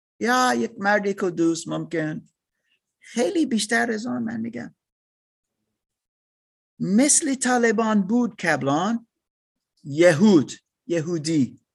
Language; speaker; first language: Persian; non-native, learner; English